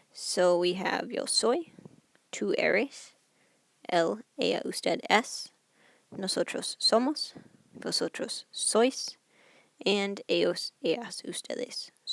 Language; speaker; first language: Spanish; non-native, fluent; English